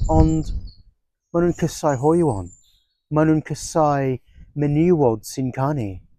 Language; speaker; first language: Welsh; non-native, fluent; English